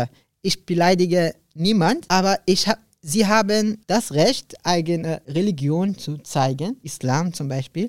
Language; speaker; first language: German; non-native, learner; Arabic